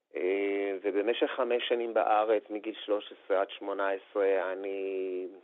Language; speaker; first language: Hebrew; non-native, fluent; Persian